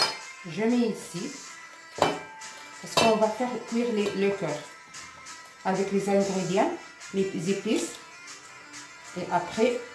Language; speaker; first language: French; non-native, local second language; Arabic